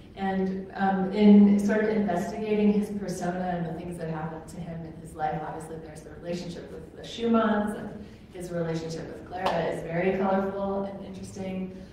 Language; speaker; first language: English; native; English